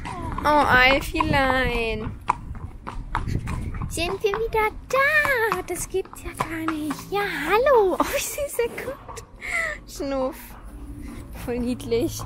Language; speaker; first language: German; native; German